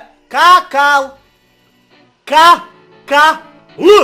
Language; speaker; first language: Russian; native; Russian